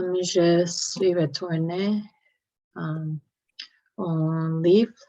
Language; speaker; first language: French; non-native, learner; English